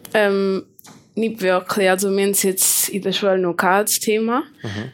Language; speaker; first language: German; native; German